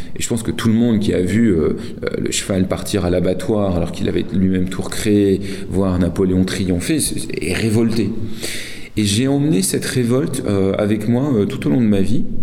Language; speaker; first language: French; native; French